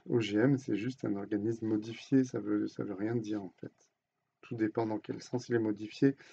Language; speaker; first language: French; native; French